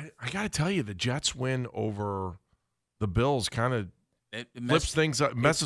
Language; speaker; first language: English; native; English